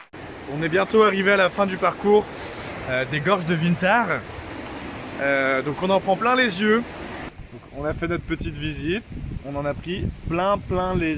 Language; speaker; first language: French; native; French